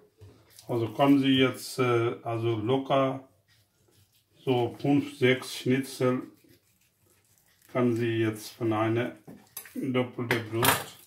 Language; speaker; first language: German; non-native, learner; Urdu